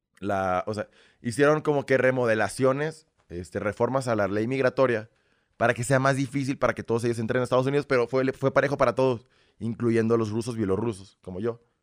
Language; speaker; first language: Spanish; early bilingual, other home language; Russian